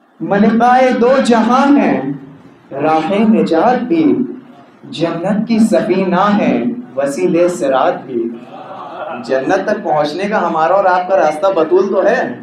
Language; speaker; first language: Urdu; native; Urdu